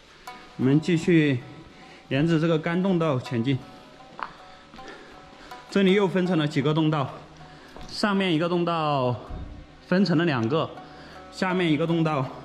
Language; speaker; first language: Chinese; native; Chinese